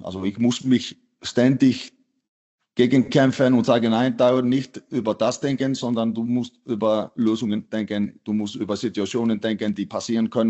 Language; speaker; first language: German; non-native, fluent; Icelandic